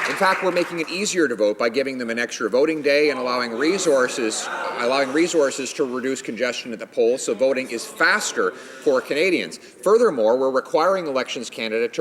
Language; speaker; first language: English; native; English